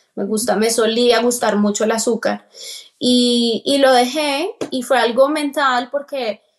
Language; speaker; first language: Spanish; native; Spanish